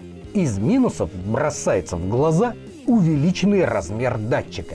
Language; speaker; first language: Russian; native; Russian